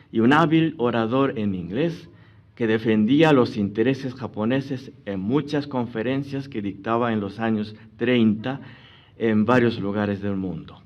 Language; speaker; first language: Spanish; non-native, fluent; Japanese